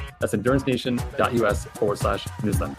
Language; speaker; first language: English; native; English